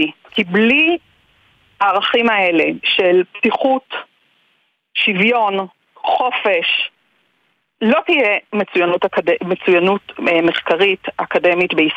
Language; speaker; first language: Hebrew; native; Hebrew